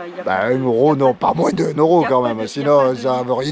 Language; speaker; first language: French; native; French